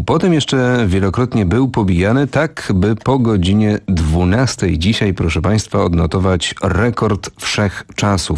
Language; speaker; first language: Polish; native; Polish